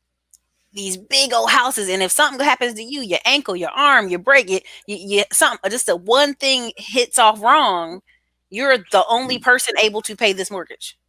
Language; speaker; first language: English; native; English